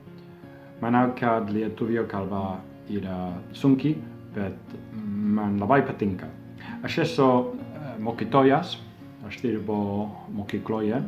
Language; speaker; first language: Lithuanian; non-native, learner; English